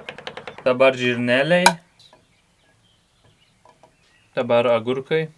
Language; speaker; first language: Lithuanian; non-native, learner; Turkish